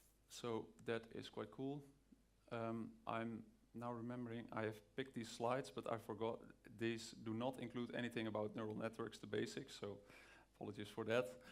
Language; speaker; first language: English; non-native, fluent; Dutch